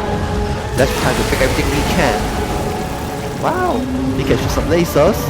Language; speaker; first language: English; non-native, learner; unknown